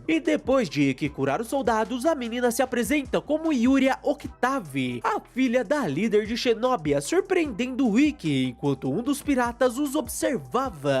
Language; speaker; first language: Portuguese; native; Portuguese